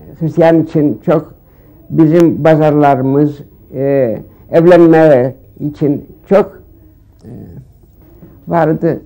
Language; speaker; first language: Turkish; early bilingual, heritage; Turkish